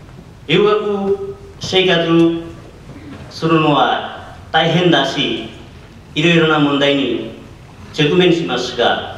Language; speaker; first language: Japanese; non-native, learner; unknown